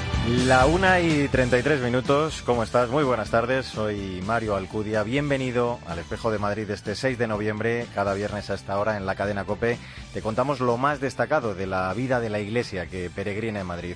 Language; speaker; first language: Spanish; native; Spanish